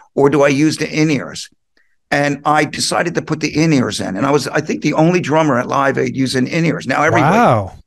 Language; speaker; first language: English; native; English